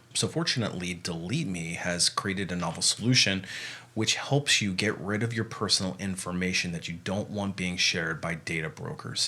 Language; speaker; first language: English; native; English